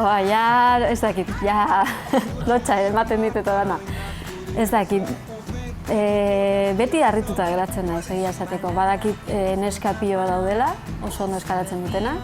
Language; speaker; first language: Basque; non-native, learner; Spanish